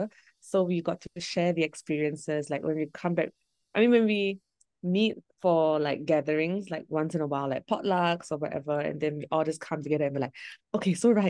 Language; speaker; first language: English; native; English